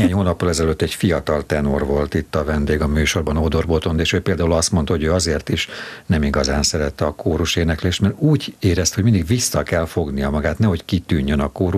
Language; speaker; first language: Hungarian; native; Hungarian